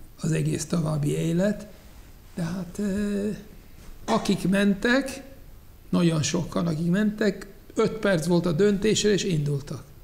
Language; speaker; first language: Hungarian; non-native, fluent; English